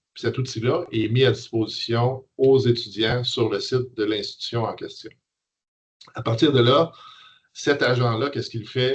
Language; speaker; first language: French; native; French